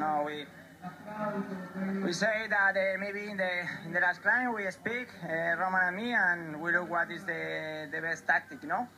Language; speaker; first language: English; non-native, learner; Spanish